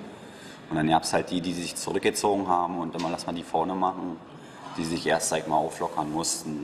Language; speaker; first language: German; native; German